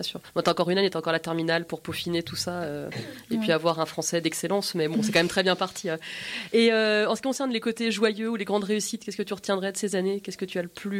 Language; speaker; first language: French; native; French